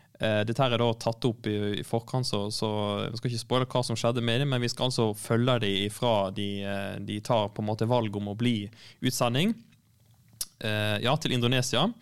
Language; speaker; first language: Norwegian; native; Norwegian